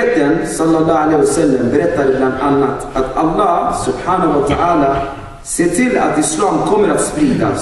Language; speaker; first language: Swedish; non-native, fluent; Albanian